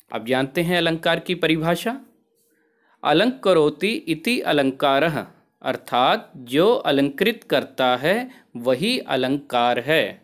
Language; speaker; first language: Hindi; native; Hindi